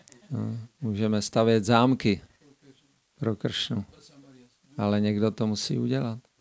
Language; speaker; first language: Czech; native; Czech